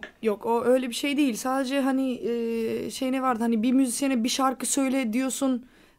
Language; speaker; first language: Turkish; non-native, fluent; Albanian